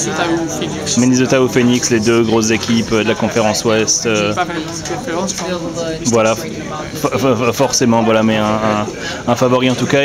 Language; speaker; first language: French; native; French